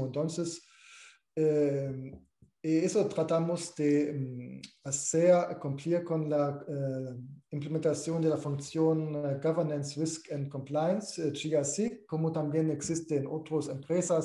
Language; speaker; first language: Spanish; non-native, fluent; German